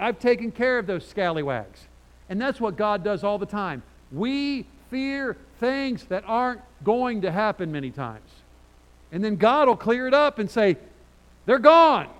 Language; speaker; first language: English; native; English